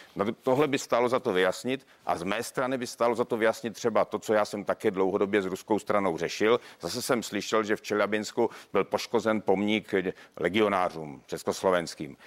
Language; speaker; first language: Czech; native; Czech